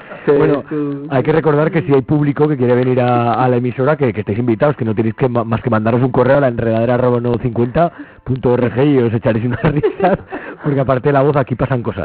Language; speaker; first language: Spanish; native; Spanish